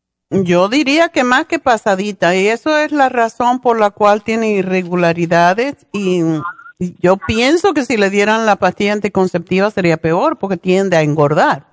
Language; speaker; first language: Spanish; native; Spanish